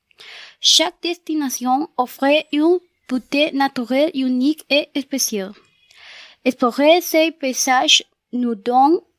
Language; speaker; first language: French; non-native, learner; Spanish